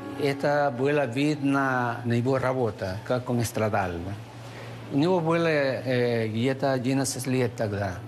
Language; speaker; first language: Russian; non-native, learner; Spanish